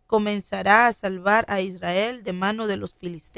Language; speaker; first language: Spanish; native; Spanish